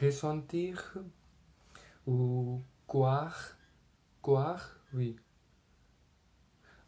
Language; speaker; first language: French; non-native, learner; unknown